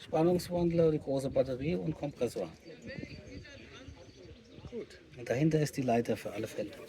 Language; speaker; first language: German; native; German